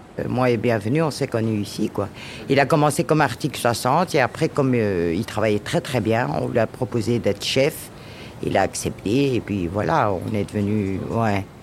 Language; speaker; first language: French; native; French